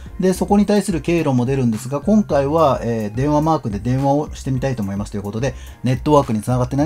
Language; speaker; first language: Japanese; native; Japanese